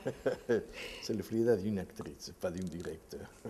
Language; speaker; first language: French; non-native, fluent; Spanish